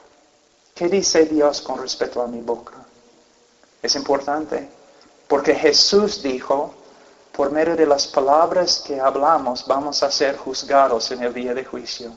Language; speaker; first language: Spanish; non-native, fluent; English